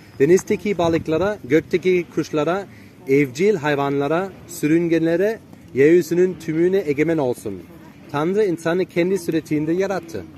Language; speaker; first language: Turkish; non-native, fluent; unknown